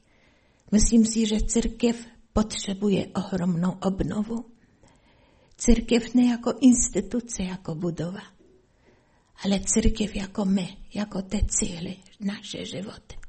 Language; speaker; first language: Czech; non-native, fluent; Polish